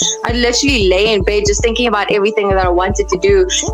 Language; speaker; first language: English; native; English